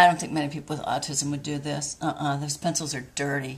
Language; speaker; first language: English; native; English